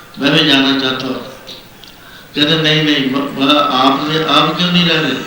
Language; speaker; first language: Hindi; non-native, local second language; Punjabi